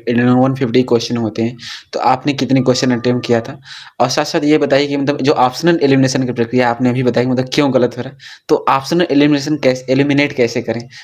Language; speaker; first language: Hindi; native; Hindi